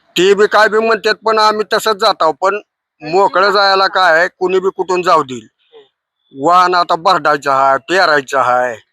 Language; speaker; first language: Marathi; native; Marathi